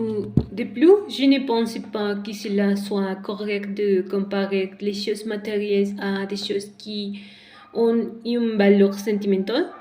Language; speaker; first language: French; non-native, learner; Spanish